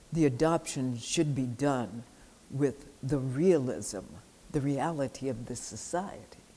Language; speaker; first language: English; native; English